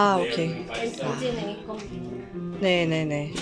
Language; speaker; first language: Korean; non-native, learner; Bulgarian